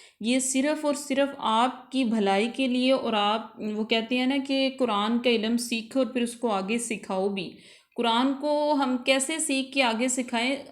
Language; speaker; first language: Urdu; native; Urdu